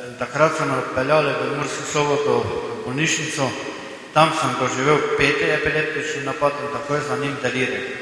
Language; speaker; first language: Slovenian; native; Slovenian